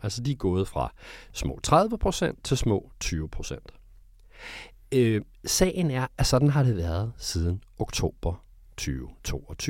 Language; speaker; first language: Danish; native; Danish